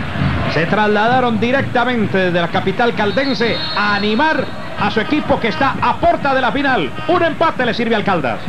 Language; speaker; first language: Spanish; native; Spanish